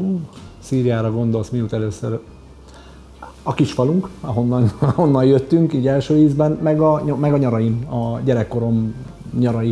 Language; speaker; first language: Hungarian; early bilingual, other home language; Arabic